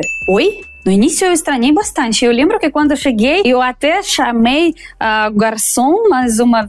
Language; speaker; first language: Portuguese; non-native, fluent; Russian